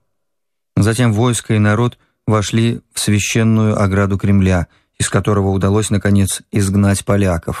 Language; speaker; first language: Russian; native; Russian